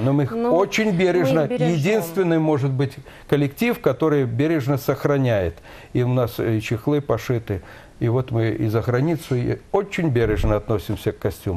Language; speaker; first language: Russian; native; Russian